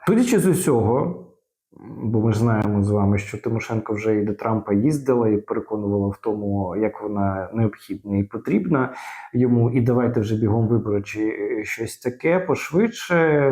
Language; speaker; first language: Ukrainian; native; Ukrainian